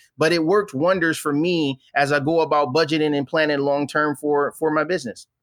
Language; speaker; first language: English; native; English